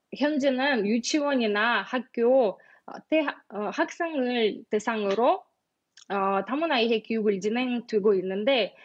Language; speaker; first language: Korean; non-native, fluent; Russian